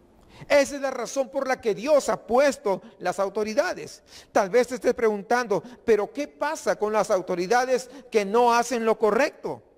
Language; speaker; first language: Spanish; native; Spanish